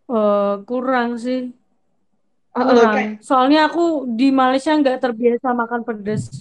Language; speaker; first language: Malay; non-native, local second language; Javanese